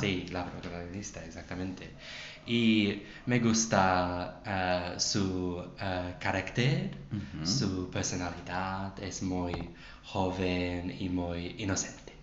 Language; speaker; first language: Spanish; non-native, learner; English